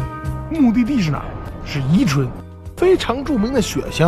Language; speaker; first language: Chinese; native; Chinese